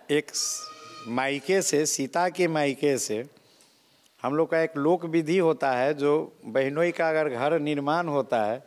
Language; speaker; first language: Hindi; non-native, local second language; Maithili